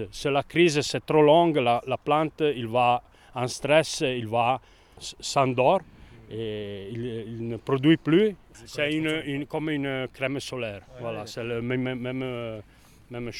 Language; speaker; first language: French; non-native, local second language; Italian